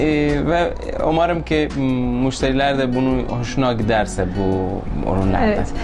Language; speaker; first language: Turkish; non-native, local second language; Persian